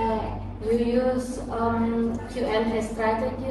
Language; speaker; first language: English; non-native, learner; Indonesian